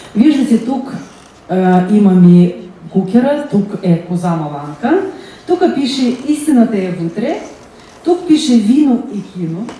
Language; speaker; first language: Bulgarian; early bilingual, heritage; Bulgarian